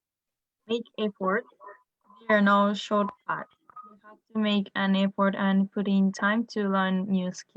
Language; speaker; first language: English; non-native, learner; Japanese